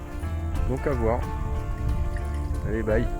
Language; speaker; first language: French; native; French